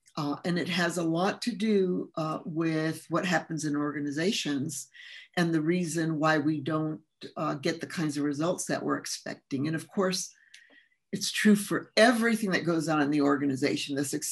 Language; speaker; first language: English; early bilingual, other home language; Spanish